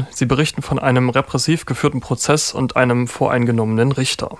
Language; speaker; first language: German; native; German